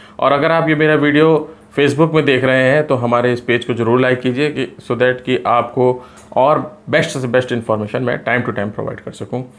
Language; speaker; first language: Hindi; native; Hindi